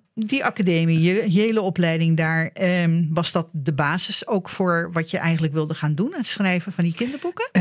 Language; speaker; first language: Dutch; native; Dutch